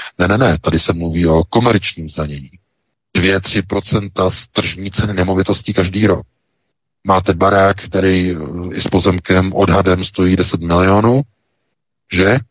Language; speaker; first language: Czech; native; Czech